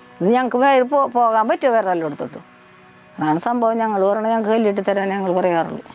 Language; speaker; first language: Malayalam; native; Malayalam